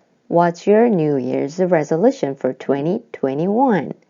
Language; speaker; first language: English; non-native, fluent; Korean